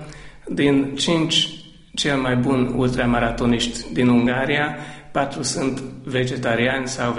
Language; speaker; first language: Romanian; non-native, local second language; Hungarian